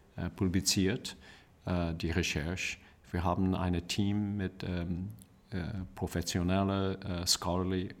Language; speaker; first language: German; non-native, learner; English